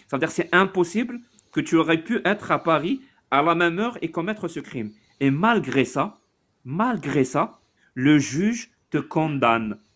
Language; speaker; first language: French; non-native, local second language; Arabic